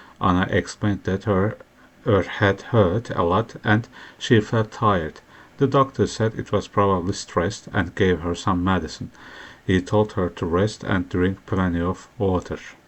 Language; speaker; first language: English; non-native, fluent; Turkish